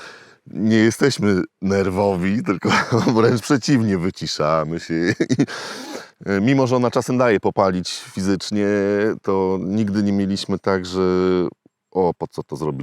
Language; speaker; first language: Polish; native; Polish